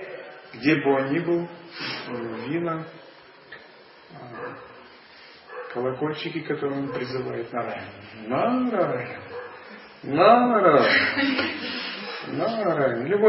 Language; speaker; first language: Russian; native; Russian